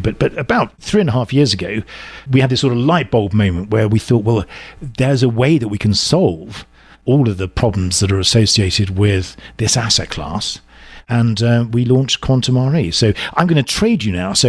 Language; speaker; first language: English; native; English